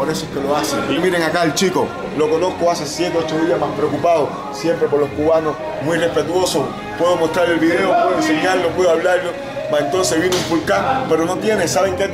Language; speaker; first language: Spanish; native; Spanish